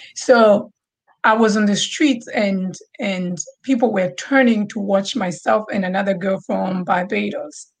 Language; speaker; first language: English; non-native, local second language; Swahili